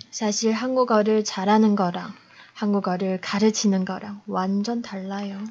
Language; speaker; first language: Korean; non-native, fluent; Chinese